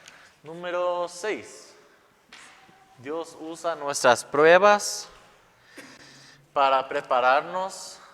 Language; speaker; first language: Spanish; non-native, fluent; English